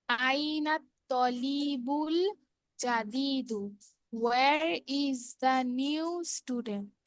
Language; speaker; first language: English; non-native, learner; Bangla